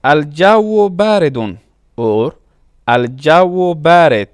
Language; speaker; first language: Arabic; non-native, fluent; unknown